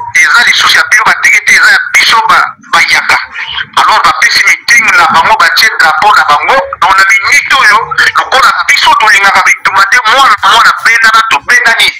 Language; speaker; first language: Lingala; non-native, local second language; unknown